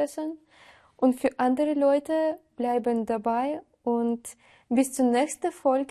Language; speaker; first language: German; non-native, learner; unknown